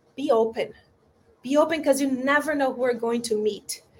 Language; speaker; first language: English; non-native, fluent; Portuguese